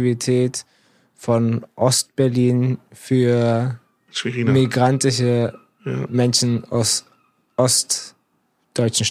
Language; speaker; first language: German; early bilingual, other home language; Turkish